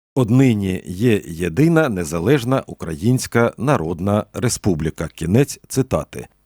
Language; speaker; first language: Ukrainian; native; Ukrainian